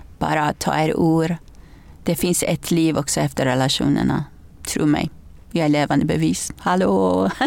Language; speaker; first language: Swedish; non-native, fluent; Persian